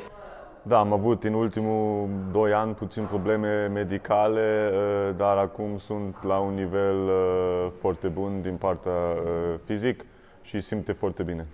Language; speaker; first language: Romanian; early bilingual, heritage; German